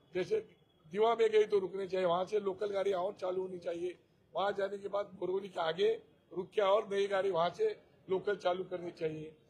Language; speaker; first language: Hindi; non-native, local second language; Marathi